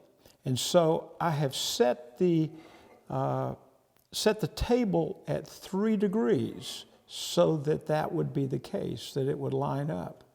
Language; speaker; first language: English; native; English